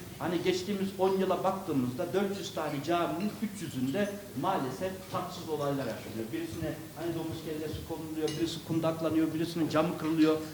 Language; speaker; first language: Turkish; early bilingual, other home language; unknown